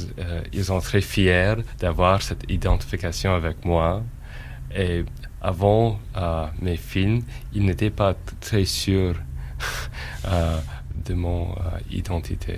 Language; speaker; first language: French; non-native, fluent; English